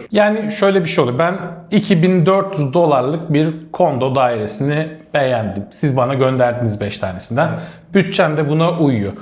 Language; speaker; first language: Turkish; native; Turkish